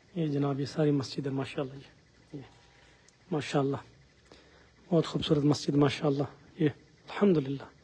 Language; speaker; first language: Urdu; non-native, local second language; Saraiki